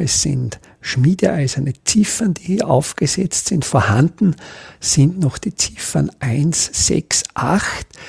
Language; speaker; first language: German; native; German